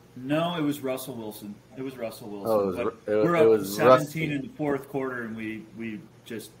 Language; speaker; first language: English; native; English